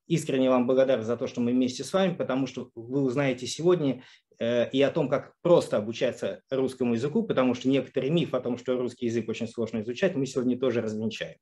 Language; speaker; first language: Russian; native; Russian